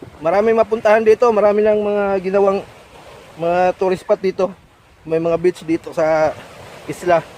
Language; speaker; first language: Filipino; non-native, local second language; Cebuano